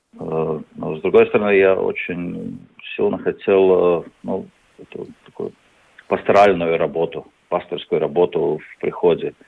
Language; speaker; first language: Russian; non-native, local second language; Latvian